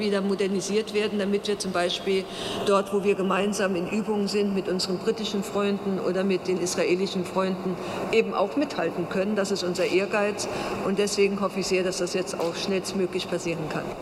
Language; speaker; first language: German; native; German